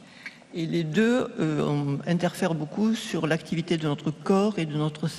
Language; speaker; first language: French; native; French